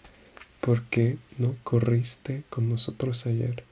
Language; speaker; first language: Spanish; non-native, learner; French